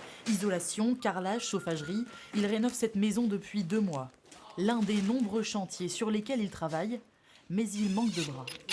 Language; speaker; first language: French; native; French